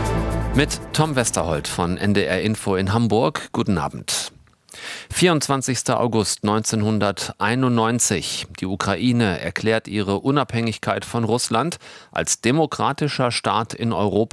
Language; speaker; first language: German; native; German